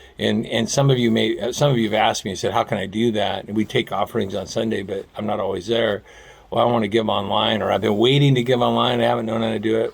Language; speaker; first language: English; native; English